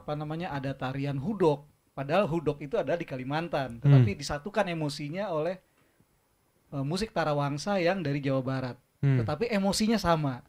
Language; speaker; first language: Indonesian; native; Indonesian